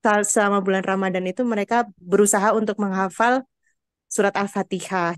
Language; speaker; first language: Indonesian; native; Indonesian